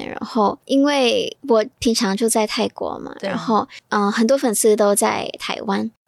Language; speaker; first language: Chinese; non-native, fluent; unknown